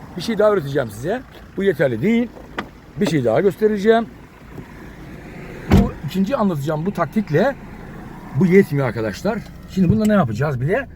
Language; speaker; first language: Turkish; native; Turkish